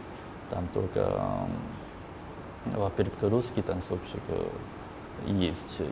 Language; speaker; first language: Russian; non-native, learner; Korean